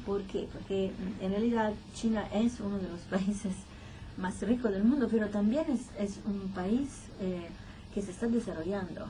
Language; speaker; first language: Spanish; non-native, fluent; Italian